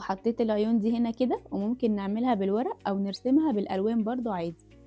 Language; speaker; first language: Arabic; native; Arabic